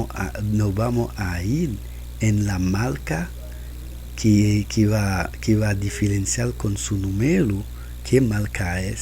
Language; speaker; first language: Spanish; non-native, learner; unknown